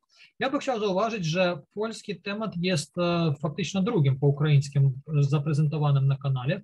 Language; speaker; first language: Polish; non-native, learner; Ukrainian